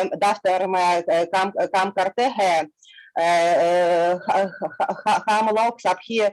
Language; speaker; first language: Hindi; non-native, learner; Russian